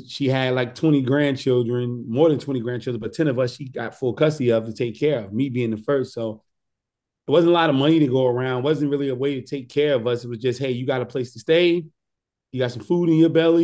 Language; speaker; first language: English; native; English